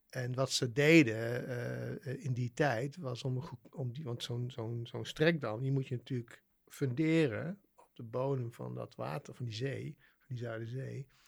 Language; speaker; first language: Dutch; native; Dutch